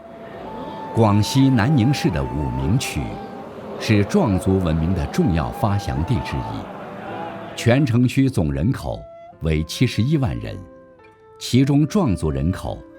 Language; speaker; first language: Chinese; native; Chinese